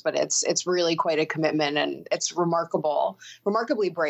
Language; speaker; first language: English; native; English